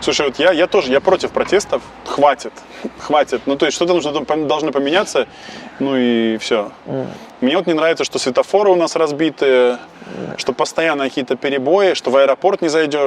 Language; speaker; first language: Russian; native; Russian